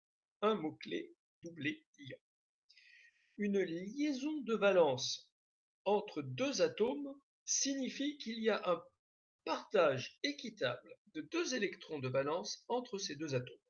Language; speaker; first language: French; native; French